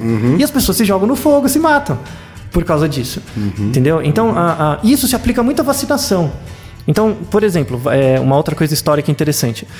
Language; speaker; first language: Portuguese; native; Portuguese